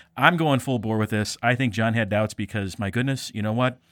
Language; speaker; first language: English; native; English